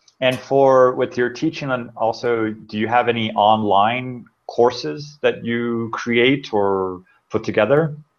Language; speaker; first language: English; native; English